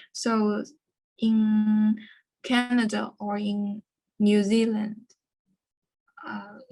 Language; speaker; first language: English; non-native, learner; Chinese